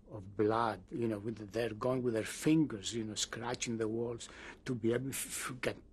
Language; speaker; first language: English; non-native, fluent; Greek